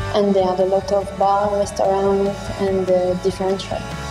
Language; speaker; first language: English; non-native, learner; French